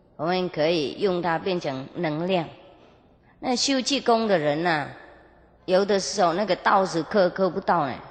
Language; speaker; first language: Chinese; non-native, fluent; Vietnamese